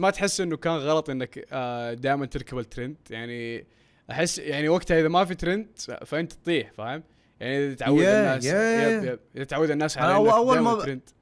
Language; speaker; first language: Arabic; native; Arabic